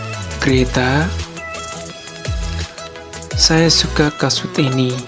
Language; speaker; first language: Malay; non-native, learner; Nepali